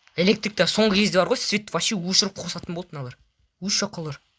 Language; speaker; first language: Kazakh; non-native, local second language; Russian